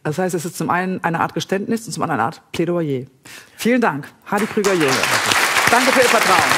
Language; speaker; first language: German; native; German